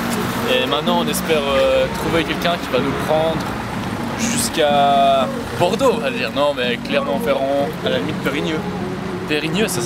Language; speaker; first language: French; native; French